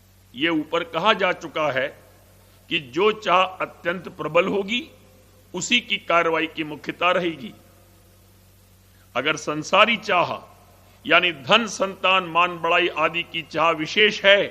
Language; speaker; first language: Hindi; native; Hindi